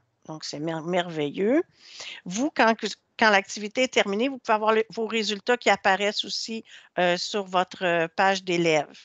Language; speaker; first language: French; native; French